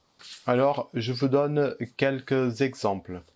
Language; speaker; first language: French; early bilingual, heritage; Portuguese